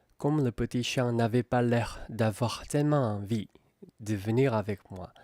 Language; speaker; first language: French; non-native, fluent; Korean